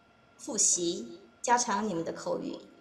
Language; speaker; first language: Chinese; non-native, fluent; Korean